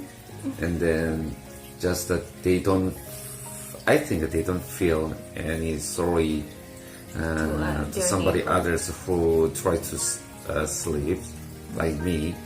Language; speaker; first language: English; non-native, fluent; Korean